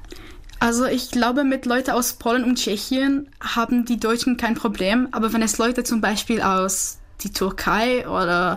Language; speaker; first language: German; non-native, fluent; Czech